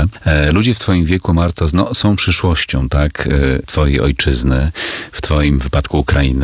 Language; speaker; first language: Polish; native; Polish